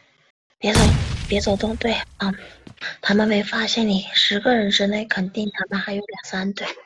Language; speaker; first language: Chinese; native; Chinese